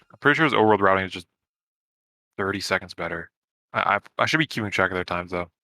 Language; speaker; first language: English; native; English